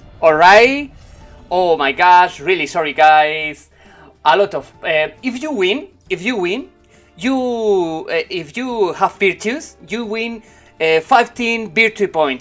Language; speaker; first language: English; non-native, learner; Spanish